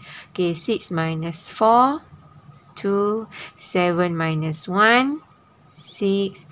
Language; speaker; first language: English; non-native, local second language; Malay